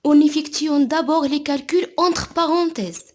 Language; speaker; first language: French; non-native, local second language; Arabic